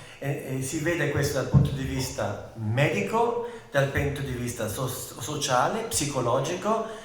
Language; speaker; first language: Italian; native; Italian